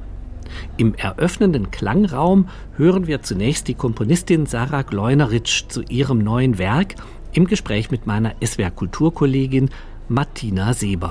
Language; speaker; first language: German; native; German